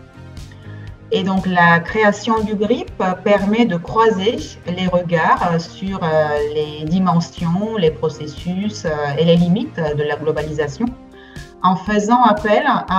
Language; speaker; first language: French; non-native, fluent; Bulgarian